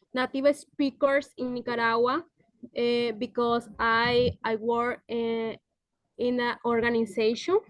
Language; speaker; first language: English; non-native, learner; Spanish